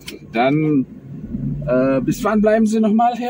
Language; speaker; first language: German; non-native, fluent; Indonesian